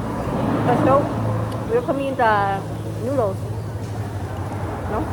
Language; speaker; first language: Spanish; non-native, learner; Lao